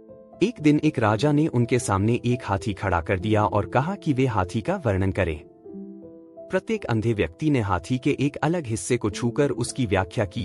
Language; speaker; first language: Hindi; native; Hindi